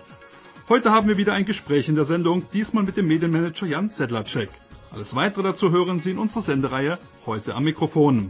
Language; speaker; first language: German; native; German